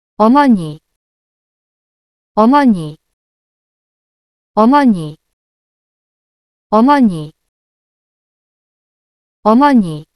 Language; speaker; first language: Korean; non-native, learner; French